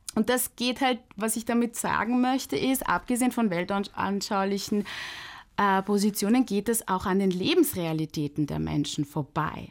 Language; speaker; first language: German; early bilingual, other home language; Turkish